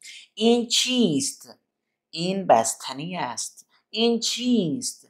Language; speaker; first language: Persian; non-native, fluent; Urdu